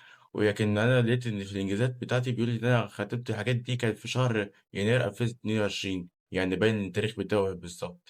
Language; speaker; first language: Arabic; native; Arabic